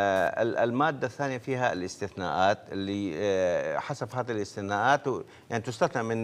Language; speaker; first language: Arabic; non-native, local second language; Kurdish